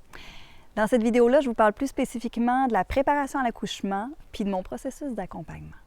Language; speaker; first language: French; native; French